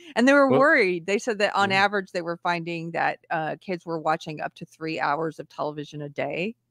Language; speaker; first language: English; native; English